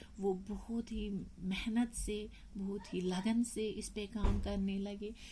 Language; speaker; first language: Urdu; non-native, local second language; Kashmiri